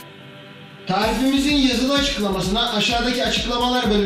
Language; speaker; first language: Turkish; native; Turkish